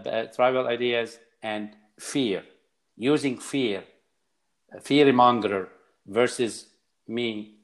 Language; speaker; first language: English; non-native, fluent; Arabic